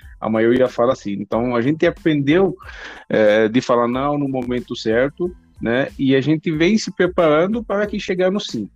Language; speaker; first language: Portuguese; non-native, fluent; Arabic